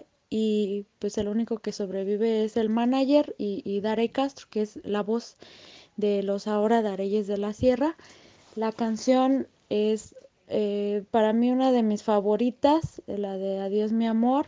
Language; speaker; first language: Spanish; native; Spanish